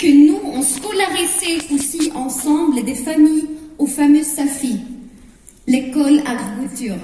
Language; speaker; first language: French; non-native, fluent; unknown